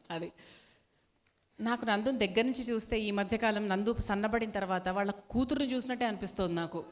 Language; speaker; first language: Telugu; native; Telugu